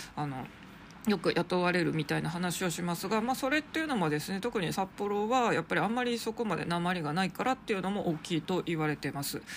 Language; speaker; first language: Japanese; native; Japanese